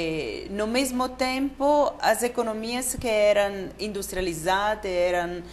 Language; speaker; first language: Portuguese; non-native, fluent; Italian